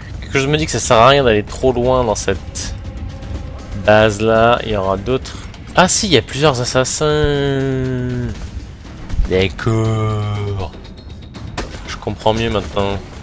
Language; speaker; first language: French; native; French